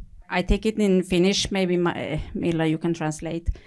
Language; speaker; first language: English; non-native, fluent; Finnish